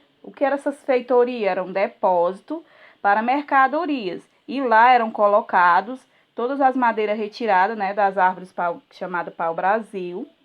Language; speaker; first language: Portuguese; native; Portuguese